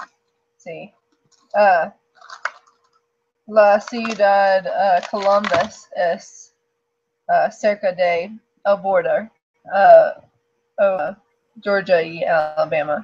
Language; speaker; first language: Spanish; non-native, learner; English